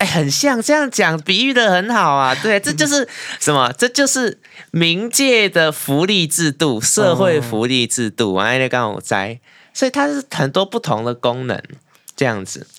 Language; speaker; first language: Chinese; native; Chinese